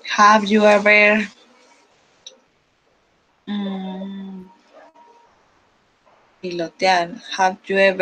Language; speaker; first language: English; non-native, learner; Spanish